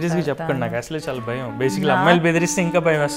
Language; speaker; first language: Telugu; native; Telugu